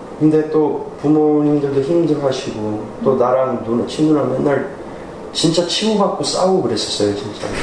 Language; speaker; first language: Korean; early bilingual, heritage; Korean